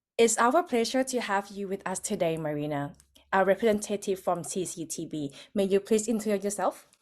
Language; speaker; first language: English; non-native, fluent; Thai